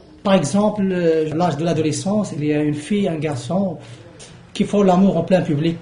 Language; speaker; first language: French; non-native, local second language; Arabic